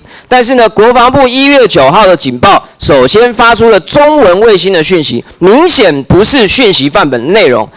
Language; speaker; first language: Chinese; native; Chinese